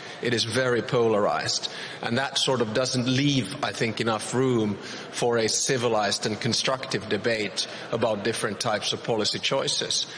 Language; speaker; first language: English; non-native, fluent; Finnish